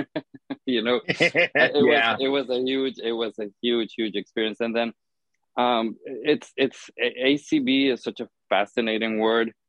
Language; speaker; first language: English; non-native, fluent; Spanish